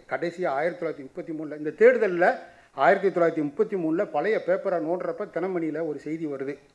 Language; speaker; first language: Tamil; native; Tamil